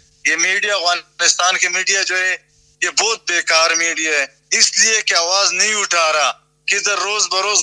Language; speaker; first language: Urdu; non-native, fluent; Pashto